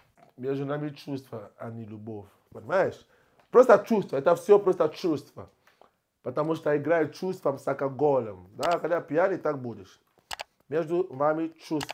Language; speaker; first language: Russian; non-native, learner; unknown